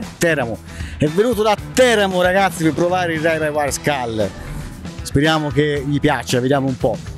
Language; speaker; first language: Italian; native; Italian